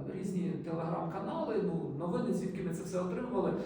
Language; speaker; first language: Ukrainian; native; Ukrainian